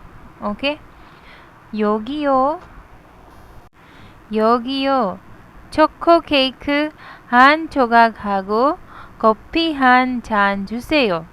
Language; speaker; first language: Korean; non-native, fluent; Hindi